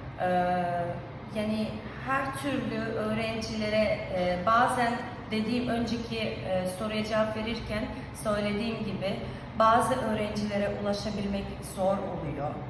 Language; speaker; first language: Turkish; non-native, fluent; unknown